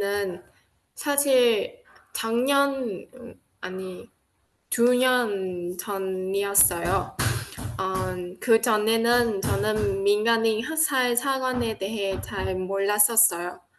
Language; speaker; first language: Korean; non-native, fluent; Vietnamese